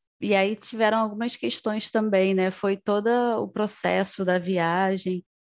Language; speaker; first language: Portuguese; native; Portuguese